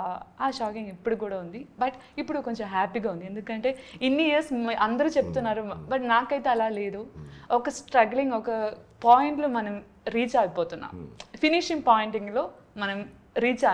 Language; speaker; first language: Telugu; non-native, learner; Malayalam